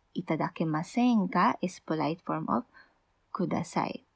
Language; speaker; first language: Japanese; non-native, fluent; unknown